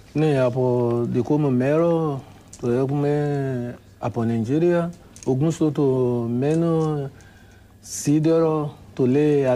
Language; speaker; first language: Greek; non-native, learner; Yoruba